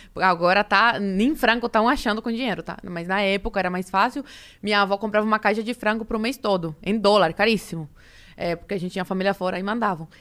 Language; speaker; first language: Portuguese; early bilingual, other home language; Spanish